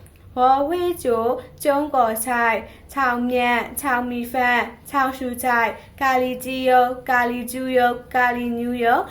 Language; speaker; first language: Chinese; non-native, learner; Burmese